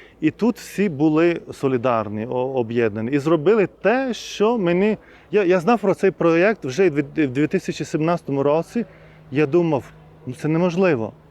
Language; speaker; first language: Ukrainian; non-native, fluent; Lithuanian